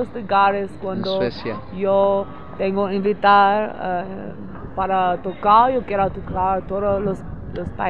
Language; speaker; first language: Spanish; non-native, learner; English